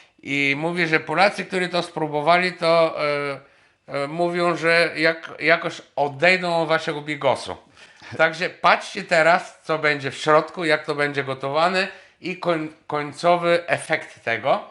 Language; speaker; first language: Polish; non-native, fluent; Bulgarian